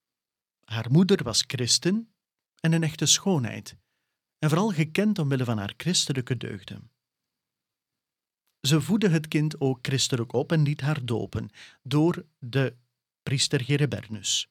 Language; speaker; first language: Dutch; native; Dutch